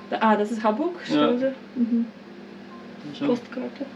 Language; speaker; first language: German; non-native, learner; Ukrainian